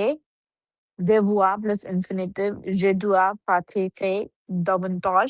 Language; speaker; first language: French; non-native, learner; Punjabi